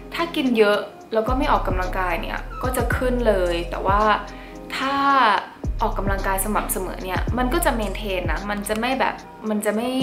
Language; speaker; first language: Thai; early bilingual, heritage; Thai